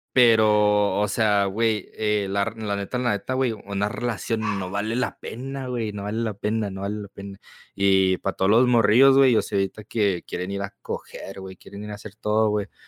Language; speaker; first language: Spanish; early bilingual, heritage; Spanish